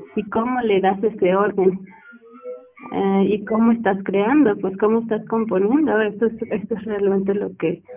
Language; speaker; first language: Spanish; native; Spanish